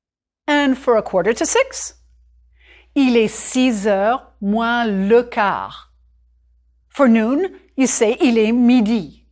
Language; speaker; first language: French; non-native, fluent; English